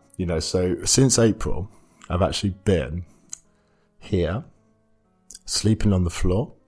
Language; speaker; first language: English; native; English